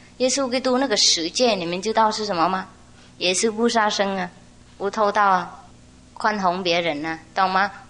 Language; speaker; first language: Chinese; non-native, fluent; Vietnamese